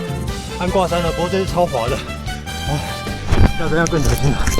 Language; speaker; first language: Chinese; native; Chinese